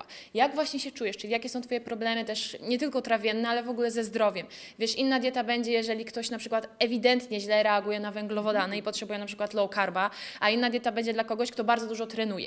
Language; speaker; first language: Polish; native; Polish